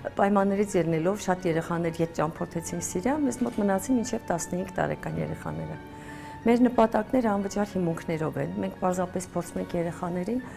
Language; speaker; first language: Armenian; early bilingual, heritage; Armenian